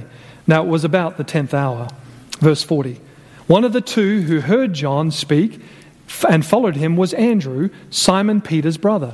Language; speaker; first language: English; native; English